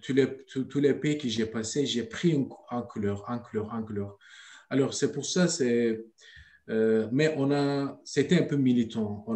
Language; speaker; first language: French; non-native, learner; Turkish